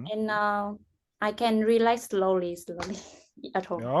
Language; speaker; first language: English; non-native, learner; Vietnamese